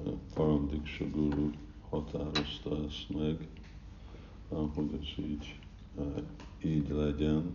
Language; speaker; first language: Hungarian; early bilingual, heritage; Hungarian